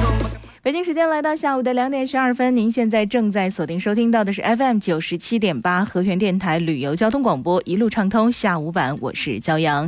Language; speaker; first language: Chinese; native; Chinese